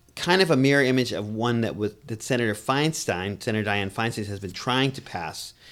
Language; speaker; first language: English; native; English